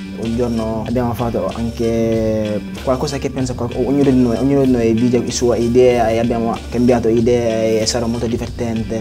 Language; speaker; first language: Italian; non-native, learner; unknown